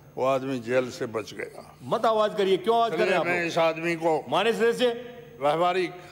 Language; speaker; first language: Hindi; native; Hindi